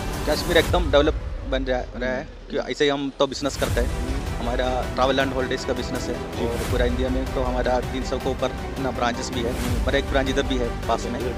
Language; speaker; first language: Hindi; non-native, local second language; Malayalam